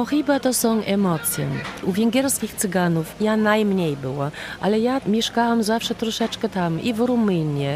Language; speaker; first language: Polish; non-native, learner; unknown